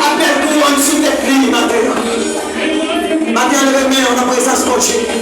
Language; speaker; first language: French; non-native, local second language; Haitian Creole